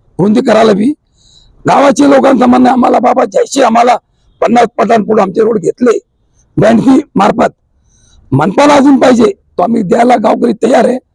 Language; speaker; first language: Marathi; non-native, local second language; Urdu